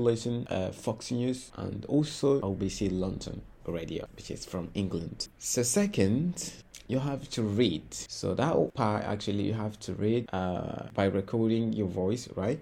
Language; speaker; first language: English; non-native, fluent; Portuguese